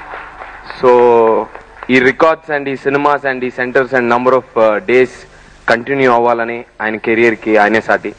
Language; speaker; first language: Telugu; native; Telugu